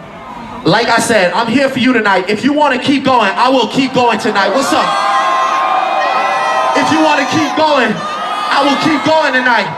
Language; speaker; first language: English; native; English